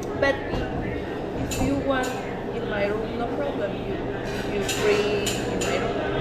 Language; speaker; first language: English; non-native, learner; Spanish